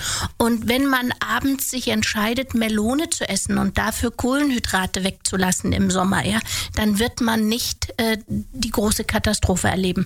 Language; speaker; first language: German; native; German